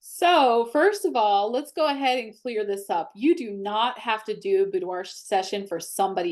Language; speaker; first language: English; native; English